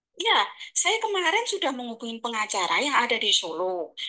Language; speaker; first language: Indonesian; native; Indonesian